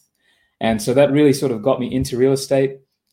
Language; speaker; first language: English; native; English